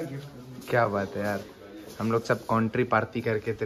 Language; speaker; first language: Hindi; native; Hindi